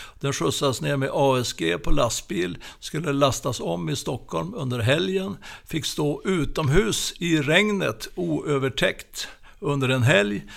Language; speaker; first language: Swedish; native; Swedish